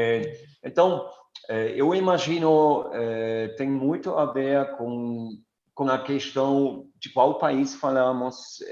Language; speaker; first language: Portuguese; non-native, fluent; German